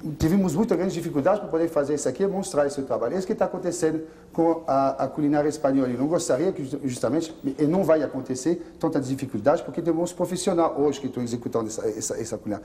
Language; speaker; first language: Portuguese; non-native, fluent; French